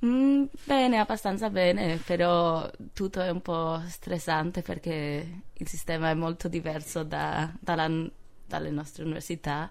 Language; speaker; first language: Italian; non-native, fluent; English